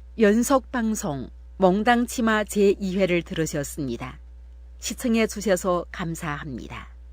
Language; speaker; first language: Korean; native; Korean